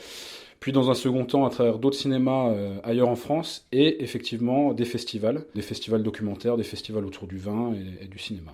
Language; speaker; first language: French; native; French